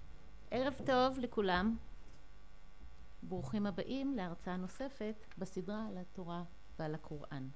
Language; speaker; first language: Hebrew; native; Hebrew